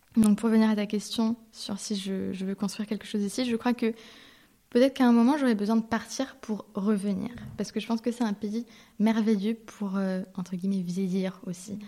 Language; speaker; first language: French; early bilingual, heritage; French